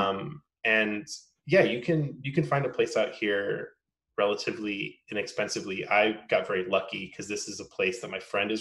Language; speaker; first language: English; native; English